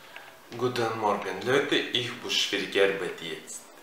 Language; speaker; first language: German; non-native, learner; Russian